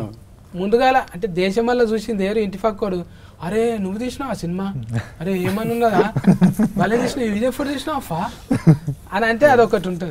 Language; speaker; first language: Telugu; native; Telugu